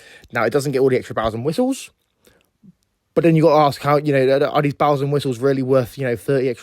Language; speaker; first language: English; native; English